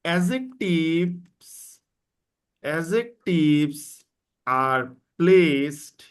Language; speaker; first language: English; non-native, local second language; Bangla